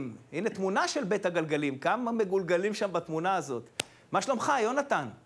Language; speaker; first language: Hebrew; native; Hebrew